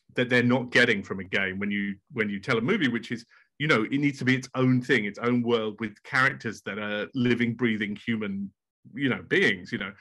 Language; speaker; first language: English; native; English